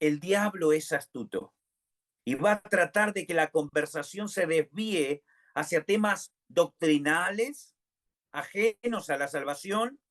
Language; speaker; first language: Spanish; native; Spanish